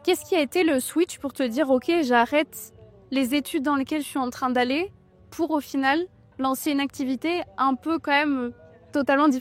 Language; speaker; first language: French; native; French